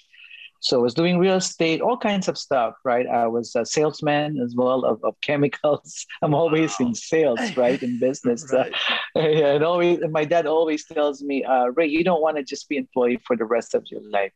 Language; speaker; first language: English; non-native, local second language; Filipino